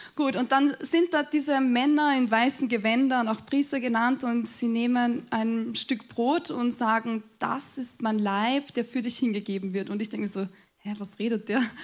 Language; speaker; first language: German; native; German